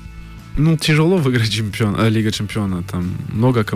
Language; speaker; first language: Russian; early bilingual, heritage; French